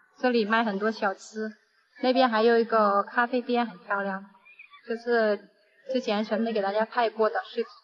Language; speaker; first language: Chinese; non-native, fluent; Vietnamese